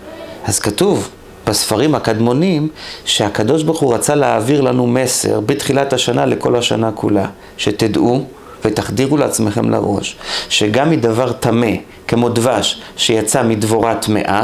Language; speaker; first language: Hebrew; native; Hebrew